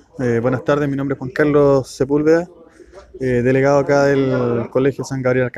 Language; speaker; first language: Spanish; native; Spanish